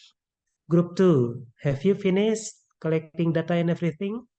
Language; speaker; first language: English; non-native, local second language; Indonesian